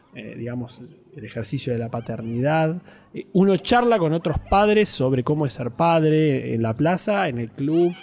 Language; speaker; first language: Spanish; native; Spanish